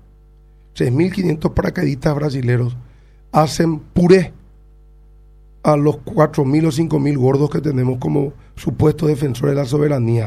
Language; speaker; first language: Spanish; native; Spanish